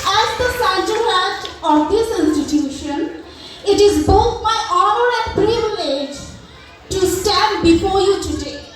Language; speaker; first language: English; non-native, local second language; Bangla